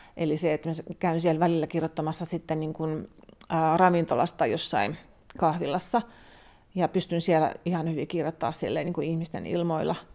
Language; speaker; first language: Finnish; native; Finnish